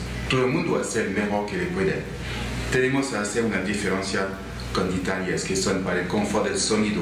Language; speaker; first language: Spanish; non-native, learner; French